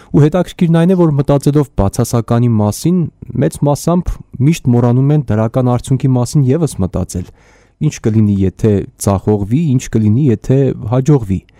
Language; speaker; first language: Armenian; native; Armenian